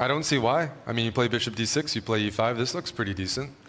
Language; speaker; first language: English; native; English